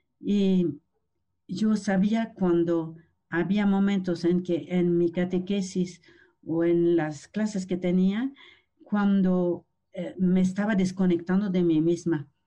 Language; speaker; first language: Spanish; non-native, fluent; French